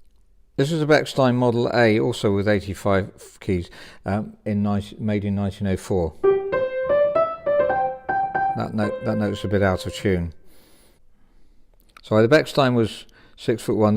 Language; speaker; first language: English; native; English